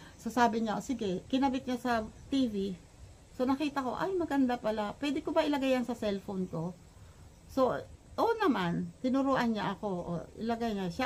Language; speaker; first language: Filipino; native; Filipino